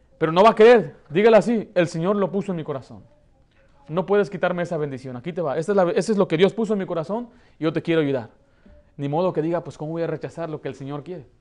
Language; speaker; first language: Spanish; early bilingual, heritage; Spanish